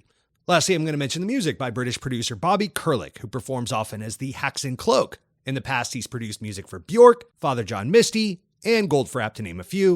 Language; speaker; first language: English; native; English